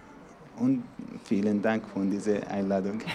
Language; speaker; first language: German; non-native, learner; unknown